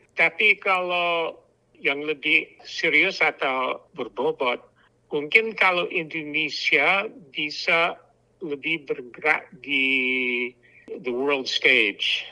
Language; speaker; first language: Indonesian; non-native, fluent; English